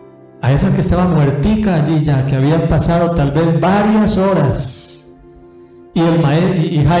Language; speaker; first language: Spanish; native; Spanish